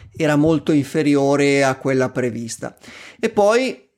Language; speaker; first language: Italian; native; Italian